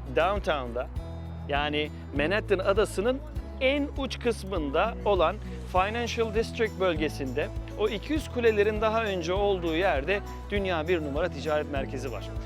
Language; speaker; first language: Turkish; native; Turkish